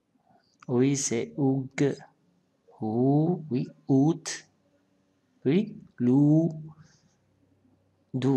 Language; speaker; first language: French; non-native, local second language; Arabic